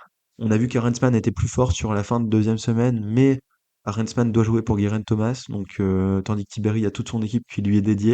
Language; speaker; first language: French; native; French